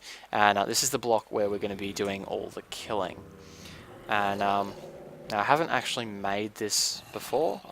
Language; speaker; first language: English; native; English